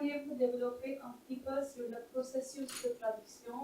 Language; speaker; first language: French; non-native, learner; Marathi